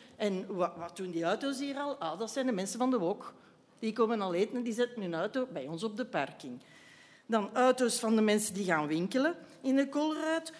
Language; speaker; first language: Dutch; native; Dutch